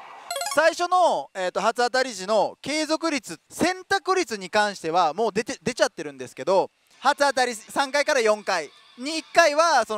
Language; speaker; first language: Japanese; native; Japanese